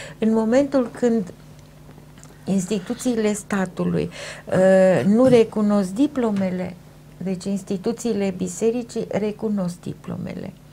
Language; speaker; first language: Romanian; native; Romanian